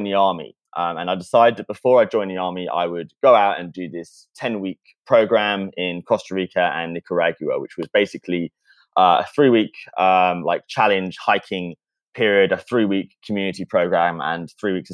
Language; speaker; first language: English; native; English